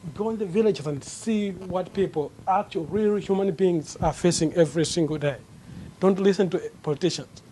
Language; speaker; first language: English; non-native, local second language; Nyanja